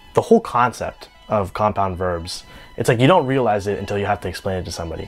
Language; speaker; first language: English; native; English